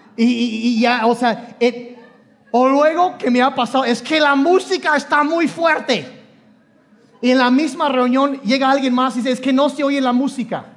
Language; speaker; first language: Spanish; non-native, fluent; English